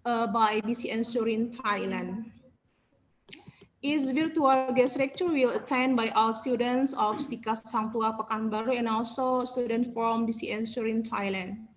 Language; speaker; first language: English; non-native, learner; Indonesian